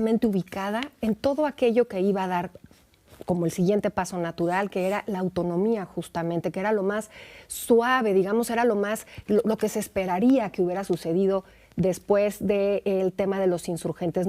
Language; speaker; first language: Spanish; native; Spanish